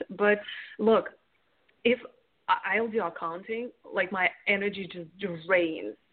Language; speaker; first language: English; non-native, fluent; Russian